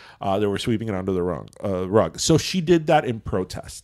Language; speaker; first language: English; early bilingual, other home language; Spanish